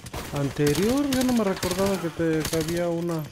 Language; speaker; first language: Spanish; native; Spanish